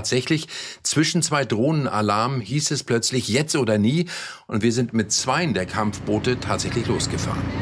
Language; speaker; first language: German; native; German